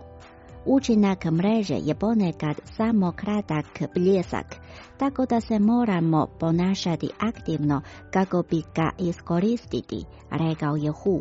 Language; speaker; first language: Croatian; non-native, fluent; Chinese